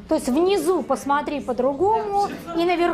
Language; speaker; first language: Russian; native; Russian